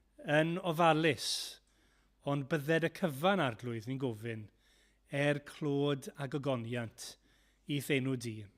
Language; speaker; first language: Welsh; native; Welsh